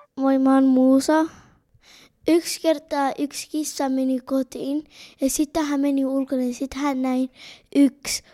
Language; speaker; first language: Finnish; early bilingual, other home language; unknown